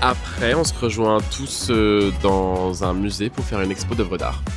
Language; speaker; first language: French; native; French